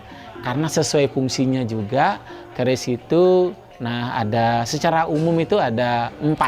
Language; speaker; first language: Indonesian; native; Indonesian